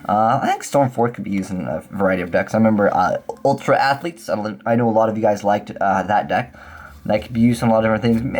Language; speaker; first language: English; native; English